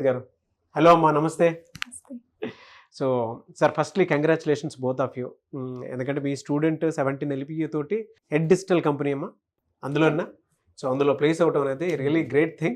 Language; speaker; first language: Telugu; native; Telugu